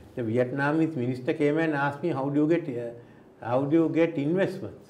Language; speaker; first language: English; non-native, local second language; Sinhala